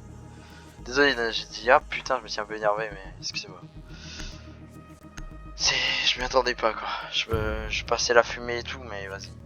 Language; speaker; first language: French; native; French